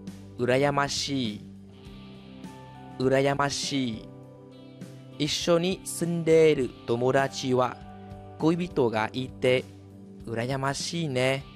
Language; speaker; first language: Japanese; non-native, fluent; Vietnamese